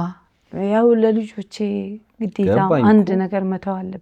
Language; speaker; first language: Amharic; early bilingual, heritage; Amharic